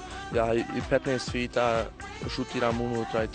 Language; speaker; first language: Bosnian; early bilingual, heritage; Bosnian